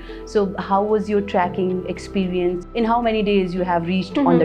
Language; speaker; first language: English; non-native, fluent; Urdu